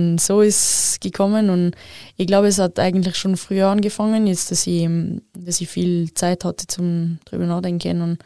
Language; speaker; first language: German; non-native, local second language; French